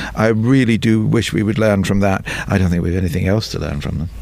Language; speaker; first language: English; native; English